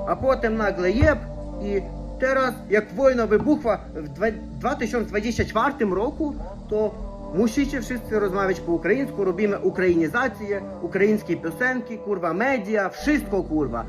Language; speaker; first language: Polish; non-native, fluent; Russian